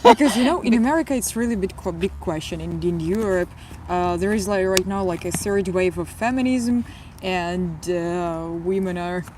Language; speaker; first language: English; non-native, fluent; Russian